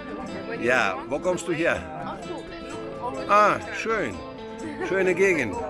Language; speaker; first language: German; non-native, fluent; Russian